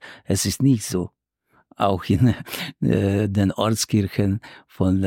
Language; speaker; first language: German; non-native, fluent; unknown